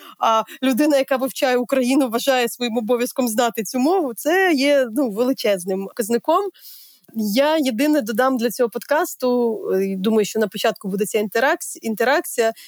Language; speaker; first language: Ukrainian; native; Ukrainian